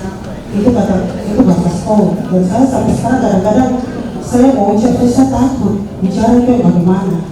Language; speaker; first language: Indonesian; non-native, local second language; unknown